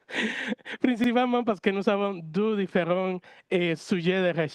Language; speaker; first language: French; non-native, fluent; Spanish